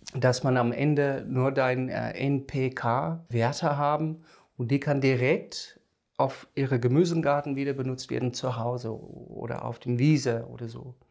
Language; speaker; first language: German; non-native, fluent; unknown